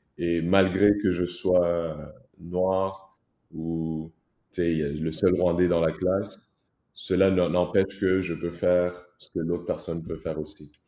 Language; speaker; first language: French; early bilingual, other home language; Kinyarwanda